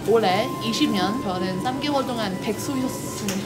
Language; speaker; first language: Korean; non-native, learner; English